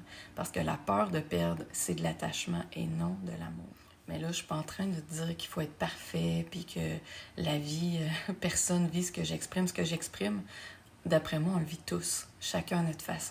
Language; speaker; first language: French; native; French